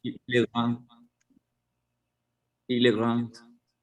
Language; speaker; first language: French; non-native, learner; Spanish